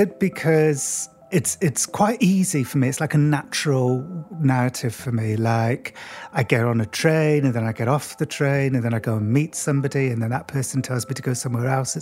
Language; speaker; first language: English; native; English